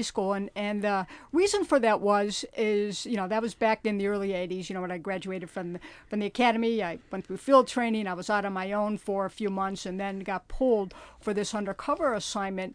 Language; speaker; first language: English; native; English